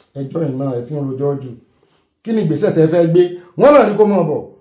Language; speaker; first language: English; non-native, local second language; Yoruba